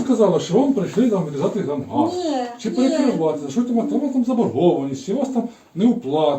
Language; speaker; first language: Ukrainian; native; Ukrainian